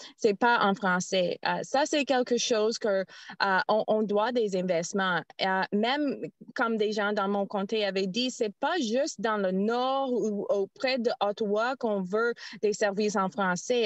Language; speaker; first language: French; non-native, learner; English